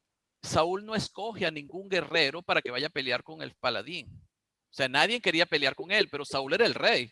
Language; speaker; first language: Spanish; native; Spanish